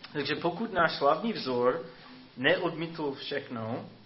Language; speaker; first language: Czech; non-native, fluent; English